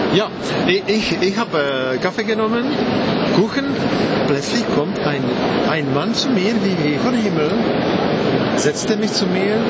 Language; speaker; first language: German; non-native, fluent; Czech